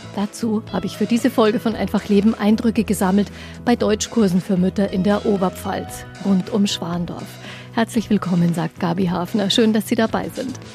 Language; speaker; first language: German; native; German